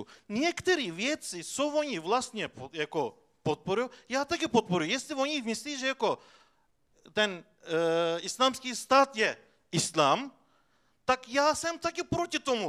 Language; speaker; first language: Czech; non-native, fluent; Turkish